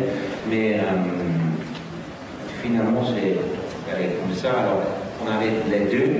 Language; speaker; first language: French; non-native, learner; Dutch